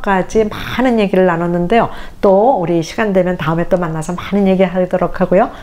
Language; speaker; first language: Korean; native; Korean